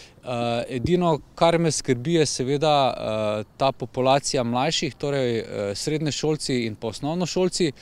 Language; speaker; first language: Slovenian; native; Slovenian